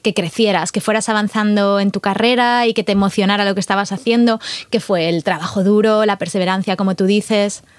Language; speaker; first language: Spanish; native; Spanish